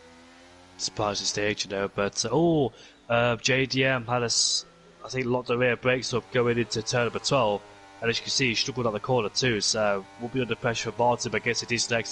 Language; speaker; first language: English; native; English